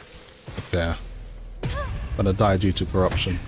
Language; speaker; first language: English; native; English